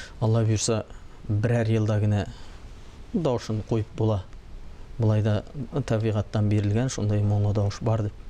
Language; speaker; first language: Tatar; early bilingual, heritage; Tatar